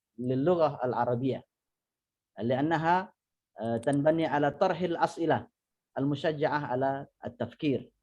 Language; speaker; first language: Arabic; non-native, fluent; Indonesian